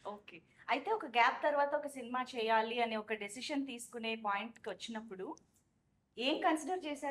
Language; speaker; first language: Telugu; native; Telugu